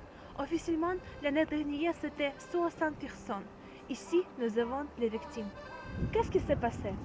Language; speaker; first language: French; non-native, learner; Russian